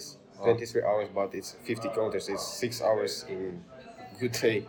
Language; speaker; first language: English; non-native, learner; Ukrainian